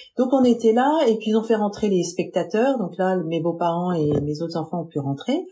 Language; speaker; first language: French; native; French